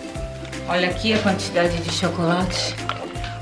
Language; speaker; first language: Portuguese; native; Portuguese